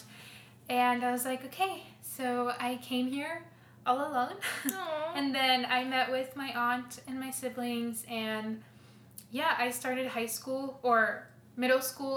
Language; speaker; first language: English; early bilingual, other home language; Spanish